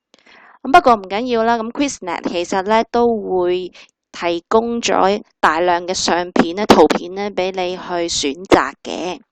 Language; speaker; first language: Cantonese; native; Cantonese